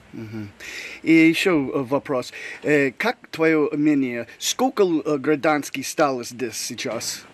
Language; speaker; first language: Russian; non-native, learner; English